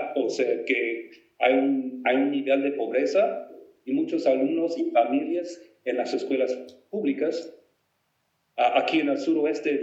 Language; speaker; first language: Spanish; non-native, fluent; English